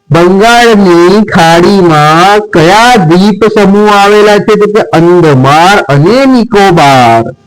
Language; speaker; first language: Gujarati; non-native, local second language; Marathi